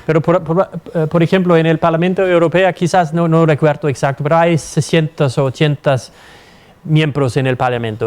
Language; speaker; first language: Spanish; non-native, fluent; Danish